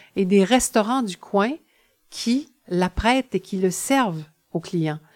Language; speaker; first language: French; native; French